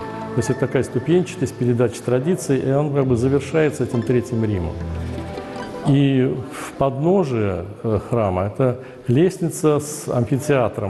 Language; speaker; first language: Russian; native; Russian